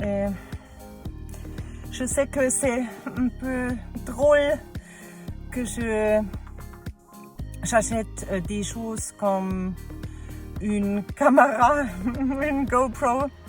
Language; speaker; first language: French; non-native, learner; German